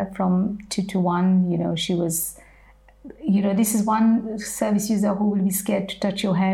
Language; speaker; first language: English; non-native, fluent; French